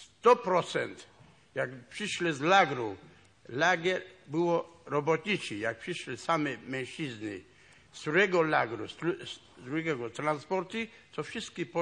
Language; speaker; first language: Polish; non-native, local second language; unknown